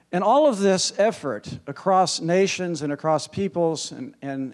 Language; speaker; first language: English; native; English